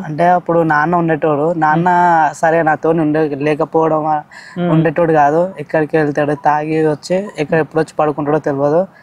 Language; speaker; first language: Telugu; native; Telugu